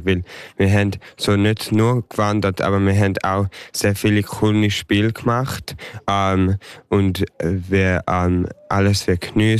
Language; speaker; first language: German; early bilingual, heritage; English